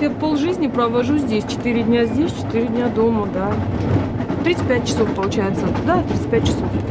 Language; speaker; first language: Russian; native; Russian